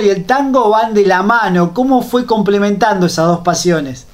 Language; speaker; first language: Spanish; native; Spanish